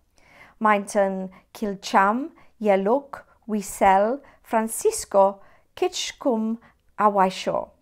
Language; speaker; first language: Welsh; non-native, fluent; English